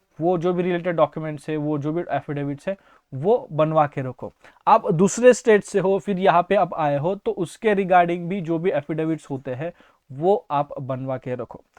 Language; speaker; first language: Hindi; non-native, local second language; Marathi